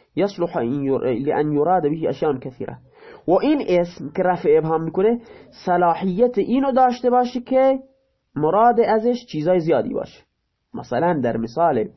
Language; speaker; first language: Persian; non-native, local second language; Baluchi